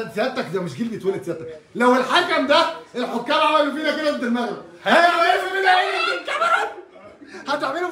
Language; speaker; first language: Arabic; native; Arabic